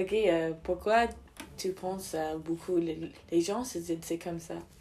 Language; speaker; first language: French; non-native, learner; English